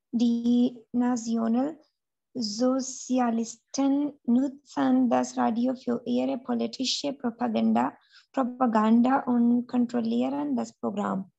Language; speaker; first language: German; non-native, learner; Urdu